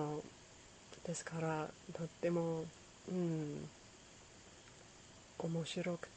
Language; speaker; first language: Japanese; non-native, learner; English